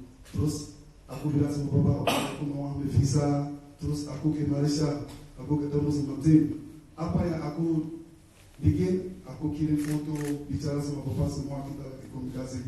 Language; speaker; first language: Indonesian; non-native, fluent; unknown